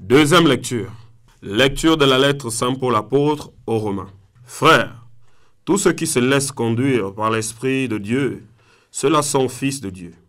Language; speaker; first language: French; non-native, local second language; Fang